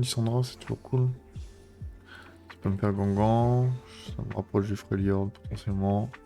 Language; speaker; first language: French; native; French